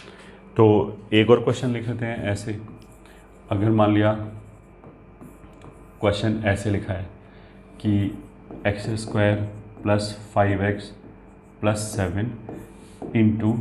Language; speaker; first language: Hindi; native; Hindi